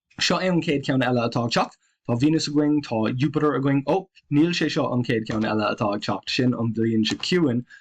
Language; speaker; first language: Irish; non-native, local second language; English